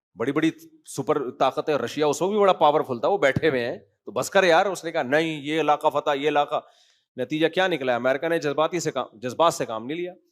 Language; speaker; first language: Urdu; native; Urdu